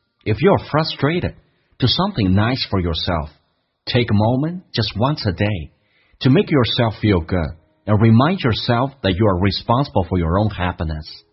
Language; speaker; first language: English; non-native, fluent; Chinese